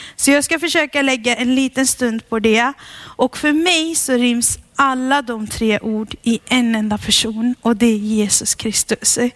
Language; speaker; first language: Swedish; early bilingual, heritage; Swedish